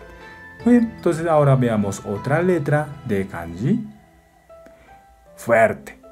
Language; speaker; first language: Spanish; non-native, fluent; Japanese